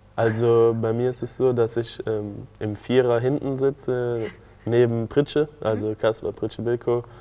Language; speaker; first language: German; native; German